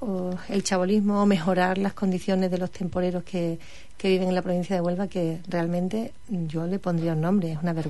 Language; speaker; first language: Spanish; native; Spanish